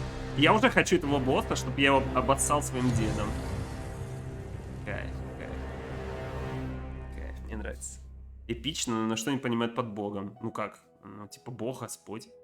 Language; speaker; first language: Russian; native; Russian